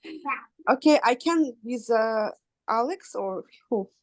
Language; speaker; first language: English; non-native, learner; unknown